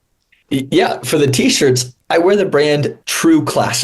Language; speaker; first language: English; native; English